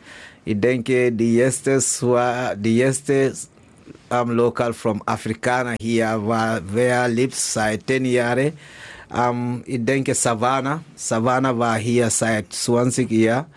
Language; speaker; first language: German; non-native, learner; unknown